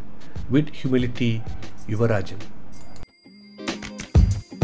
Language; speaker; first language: English; non-native, local second language; Tamil